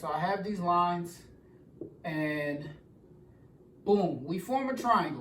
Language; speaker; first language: English; native; English